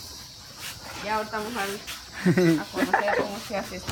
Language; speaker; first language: Spanish; native; Spanish